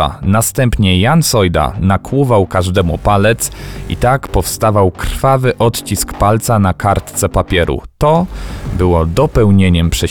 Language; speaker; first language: Polish; native; Polish